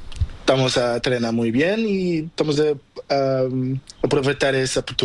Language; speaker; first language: Spanish; non-native, learner; Portuguese